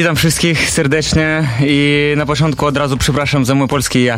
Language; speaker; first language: Polish; non-native, learner; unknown